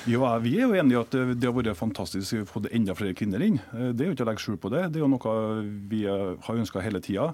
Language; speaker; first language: Norwegian; native; Norwegian